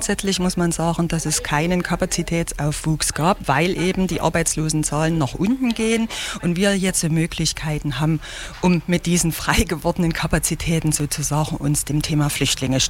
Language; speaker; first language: German; native; German